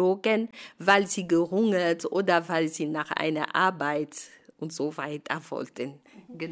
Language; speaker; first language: German; non-native, fluent; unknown